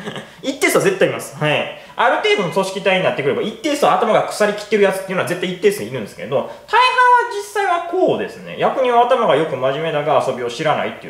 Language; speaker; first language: Japanese; native; Japanese